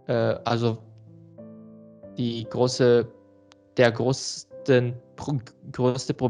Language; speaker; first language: German; non-native, learner; Indonesian